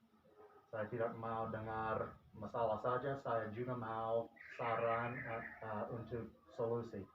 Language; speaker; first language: Indonesian; non-native, fluent; English